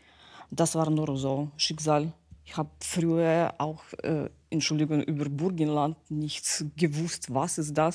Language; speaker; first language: German; non-native, fluent; Ukrainian